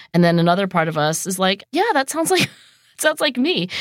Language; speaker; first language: English; early bilingual, other home language; Chinese